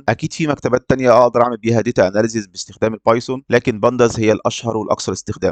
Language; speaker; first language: Arabic; native; Arabic